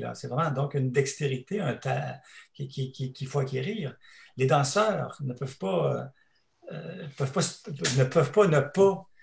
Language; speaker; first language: French; native; French